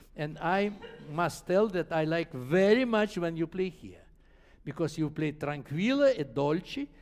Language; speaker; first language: English; non-native, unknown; Russian